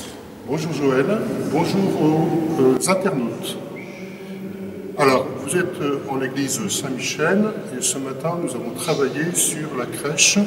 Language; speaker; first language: French; native; French